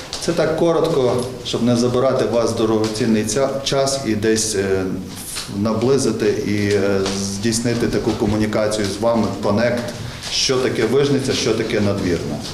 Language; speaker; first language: Ukrainian; native; Ukrainian